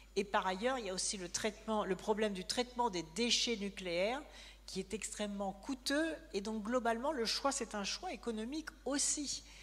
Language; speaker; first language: French; native; French